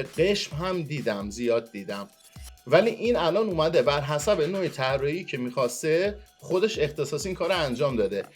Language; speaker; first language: Persian; non-native, local second language; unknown